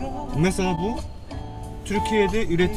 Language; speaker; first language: Turkish; non-native, fluent; Korean